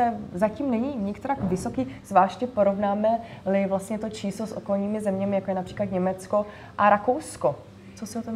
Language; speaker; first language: Czech; native; Czech